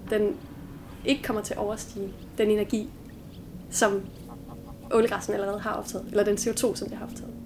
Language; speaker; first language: Danish; native; Danish